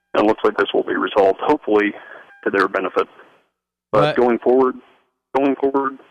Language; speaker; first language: English; native; English